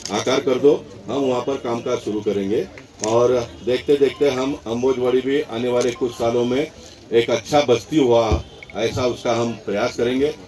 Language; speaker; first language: Hindi; non-native, local second language; Marathi